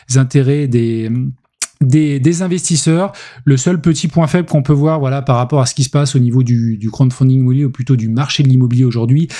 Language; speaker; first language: French; native; French